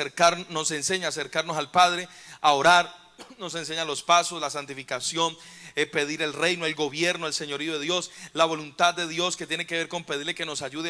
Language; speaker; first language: Spanish; native; Spanish